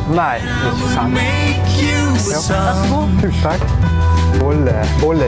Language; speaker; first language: Norwegian; native; Norwegian